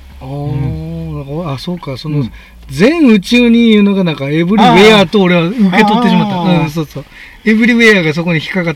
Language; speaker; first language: Japanese; native; Japanese